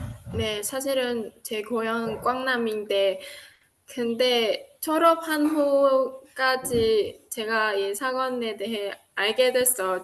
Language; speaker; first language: Korean; non-native, fluent; Vietnamese